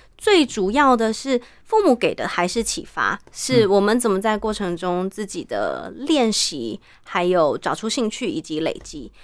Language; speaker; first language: Chinese; native; Chinese